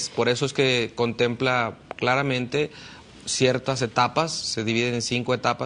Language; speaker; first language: Spanish; native; Spanish